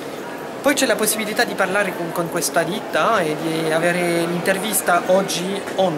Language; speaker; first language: Italian; non-native, fluent; French